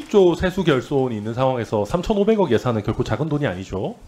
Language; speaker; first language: Korean; native; Korean